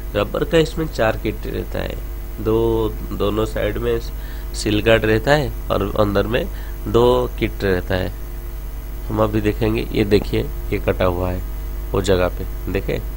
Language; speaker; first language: Hindi; non-native, local second language; Odia